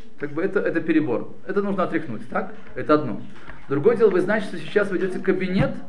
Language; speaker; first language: Russian; early bilingual, heritage; Russian